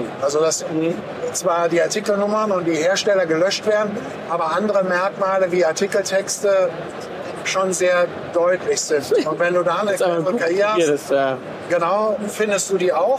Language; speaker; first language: German; native; German